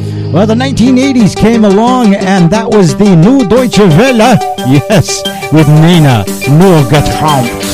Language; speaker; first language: English; native; English